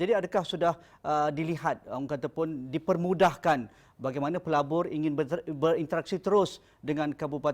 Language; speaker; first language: Malay; native; Malay